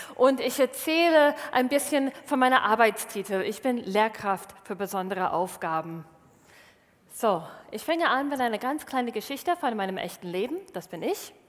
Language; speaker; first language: German; non-native, fluent; English